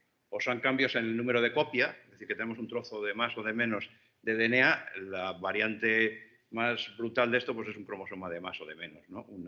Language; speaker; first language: Spanish; native; Spanish